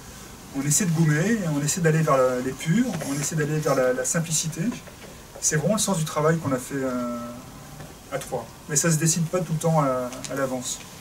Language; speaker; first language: French; native; French